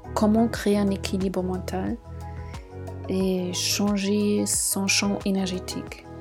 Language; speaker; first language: French; non-native, fluent; German